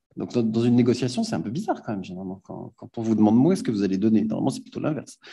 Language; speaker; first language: French; native; French